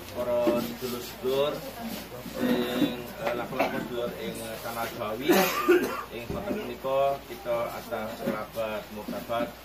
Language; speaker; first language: Javanese; native; Javanese